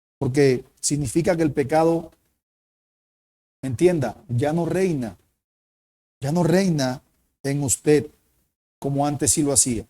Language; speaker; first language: Spanish; native; Spanish